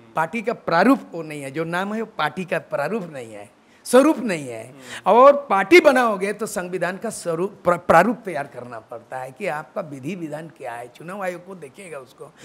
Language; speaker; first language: Hindi; native; Hindi